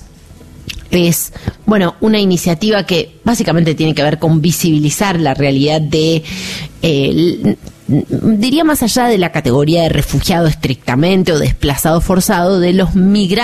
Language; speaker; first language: Spanish; native; Spanish